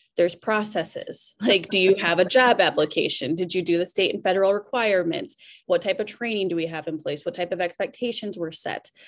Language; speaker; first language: English; native; English